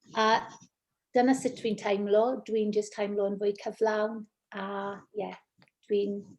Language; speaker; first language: Welsh; non-native, local second language; English